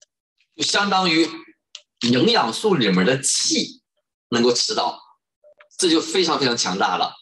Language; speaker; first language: Chinese; native; Chinese